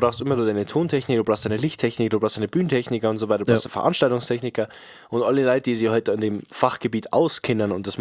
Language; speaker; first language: German; native; German